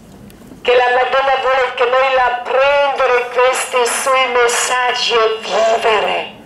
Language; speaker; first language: Italian; non-native, learner; Croatian